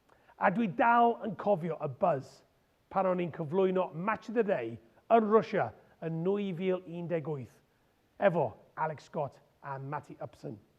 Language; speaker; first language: Welsh; non-native, local second language; English